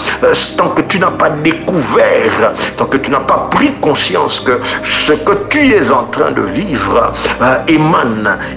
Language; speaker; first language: French; native; French